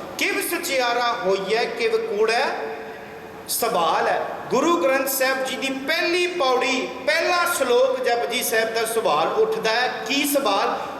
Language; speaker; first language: Punjabi; early bilingual, heritage; Punjabi